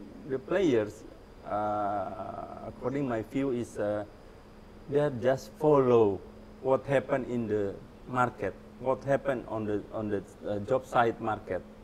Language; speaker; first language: English; non-native, learner; Indonesian